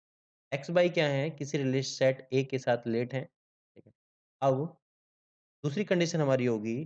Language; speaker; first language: Hindi; native; Hindi